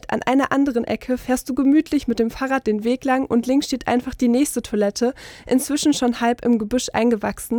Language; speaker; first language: German; native; German